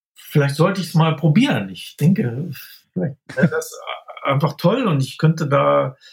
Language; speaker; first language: German; native; German